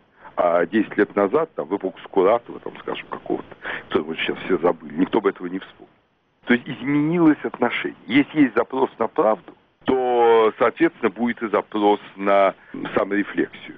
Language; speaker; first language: Russian; native; Russian